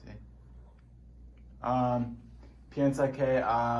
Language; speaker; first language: Spanish; non-native, learner; English